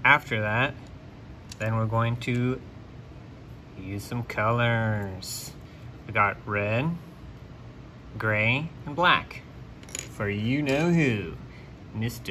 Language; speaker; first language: English; native; English